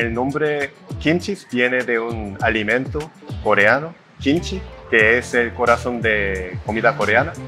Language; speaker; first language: Spanish; non-native, fluent; Korean